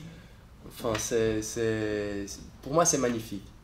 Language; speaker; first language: French; non-native, fluent; Portuguese